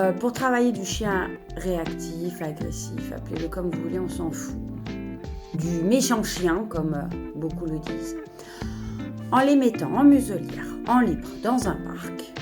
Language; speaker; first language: French; native; French